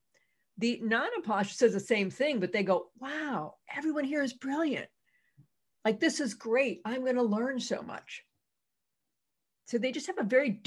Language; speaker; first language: English; native; English